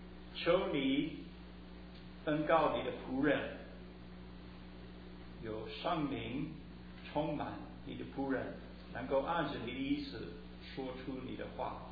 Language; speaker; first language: Chinese; early bilingual, heritage; Chinese